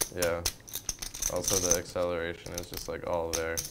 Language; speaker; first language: English; native; English